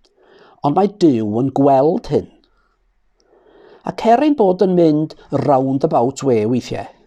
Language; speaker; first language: Welsh; native; Welsh